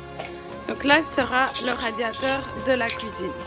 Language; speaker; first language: French; native; French